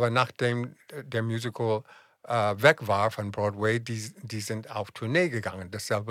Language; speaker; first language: German; non-native, fluent; English